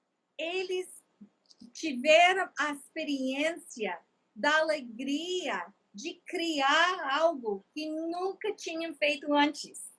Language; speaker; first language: Portuguese; non-native, fluent; English